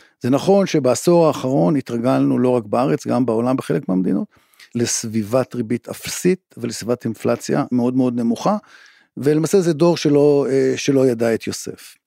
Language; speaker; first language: Hebrew; native; Hebrew